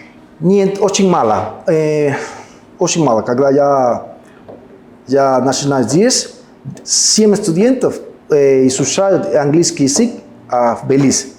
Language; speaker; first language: Russian; non-native, learner; Spanish